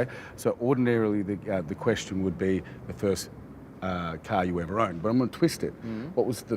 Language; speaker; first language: English; native; English